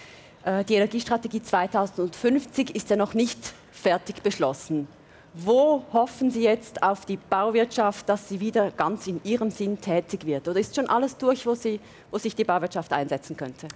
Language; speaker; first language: German; native; German